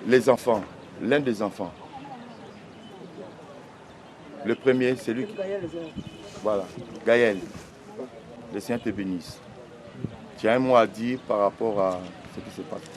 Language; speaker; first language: French; non-native, local second language; Lingala